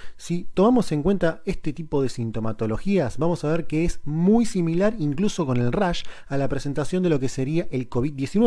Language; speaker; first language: Spanish; native; Spanish